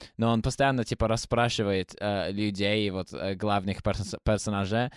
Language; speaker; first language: Russian; non-native, fluent; English